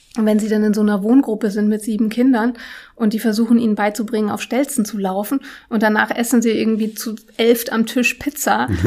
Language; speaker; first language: German; early bilingual, other home language; Russian